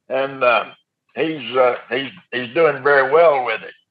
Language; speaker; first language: English; native; English